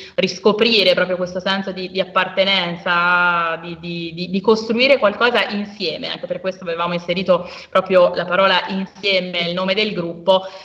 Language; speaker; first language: Italian; native; Italian